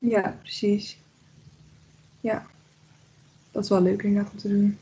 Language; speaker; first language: Dutch; native; Dutch